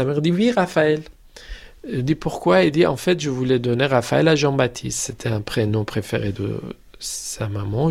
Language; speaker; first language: French; non-native, fluent; Persian